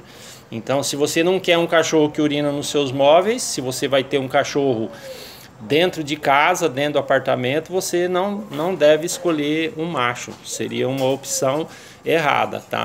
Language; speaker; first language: Portuguese; native; Portuguese